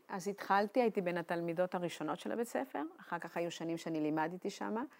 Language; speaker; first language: Hebrew; non-native, fluent; Spanish